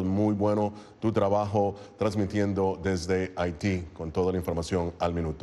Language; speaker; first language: Spanish; native; Spanish